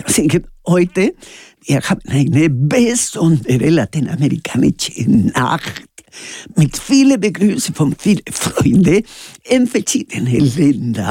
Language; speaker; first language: German; non-native, learner; Spanish